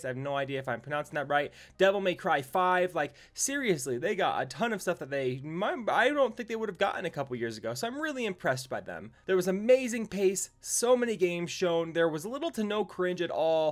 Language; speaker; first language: English; native; English